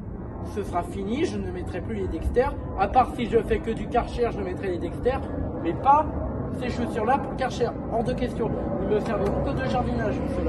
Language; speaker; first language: French; native; French